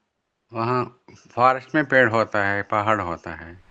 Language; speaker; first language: Hindi; non-native, local second language; Telugu